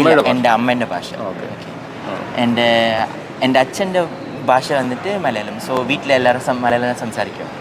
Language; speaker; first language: Malayalam; early bilingual, heritage; Malayalam